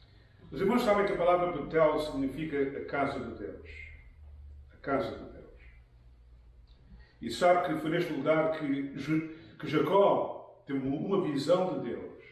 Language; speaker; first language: Portuguese; native; Portuguese